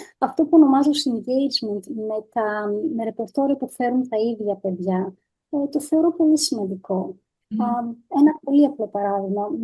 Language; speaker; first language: Greek; early bilingual, heritage; Greek